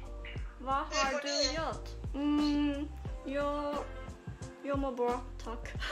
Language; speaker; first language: Swedish; non-native, learner; Chinese